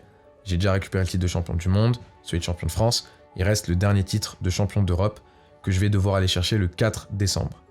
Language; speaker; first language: French; native; French